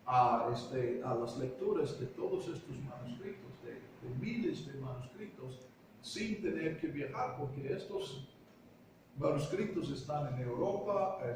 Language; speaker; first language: Spanish; non-native, fluent; English